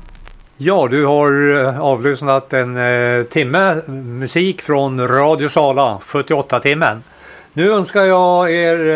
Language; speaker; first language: Swedish; native; Swedish